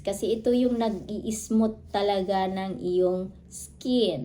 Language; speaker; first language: Filipino; non-native, local second language; Cebuano